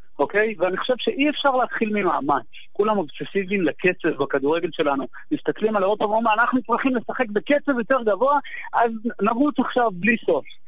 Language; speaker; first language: Hebrew; native; Hebrew